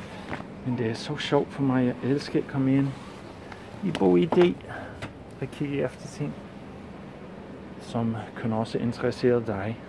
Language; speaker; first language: Danish; non-native, fluent; English